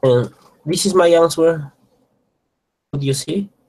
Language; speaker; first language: English; non-native, learner; Spanish